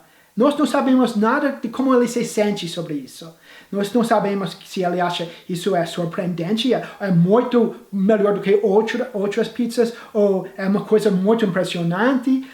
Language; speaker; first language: Portuguese; non-native, fluent; English